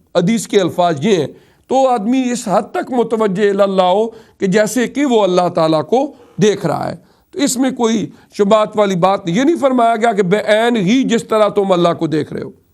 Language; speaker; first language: Urdu; non-native, local second language; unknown